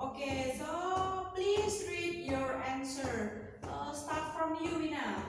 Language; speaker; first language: English; non-native, learner; Indonesian